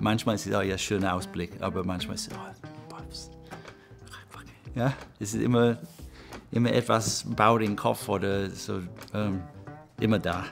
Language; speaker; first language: German; non-native, fluent; English